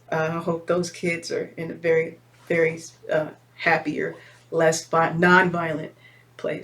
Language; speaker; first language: English; native; English